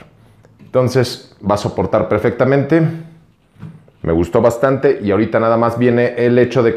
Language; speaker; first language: Spanish; native; Spanish